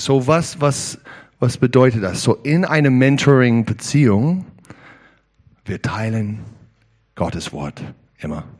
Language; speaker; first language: German; non-native, learner; English